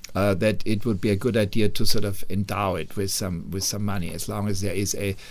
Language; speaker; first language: English; non-native, fluent; German